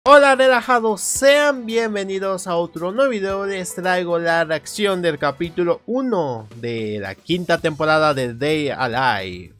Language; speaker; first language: Spanish; native; Spanish